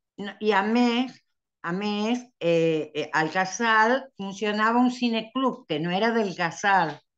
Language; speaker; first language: Catalan; early bilingual, heritage; Spanish